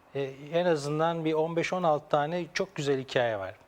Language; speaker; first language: Turkish; native; Turkish